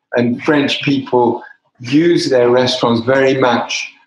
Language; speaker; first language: English; native; English